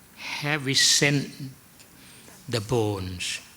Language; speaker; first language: English; non-native, fluent; Thai